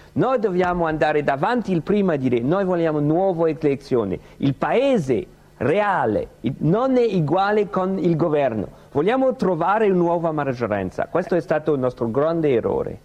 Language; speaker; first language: Italian; non-native, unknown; French